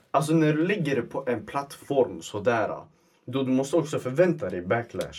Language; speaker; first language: Swedish; native; Swedish